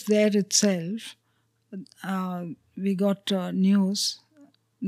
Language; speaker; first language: English; non-native, local second language; Telugu